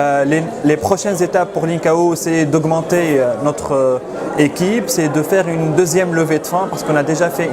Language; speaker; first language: French; non-native, local second language; Arabic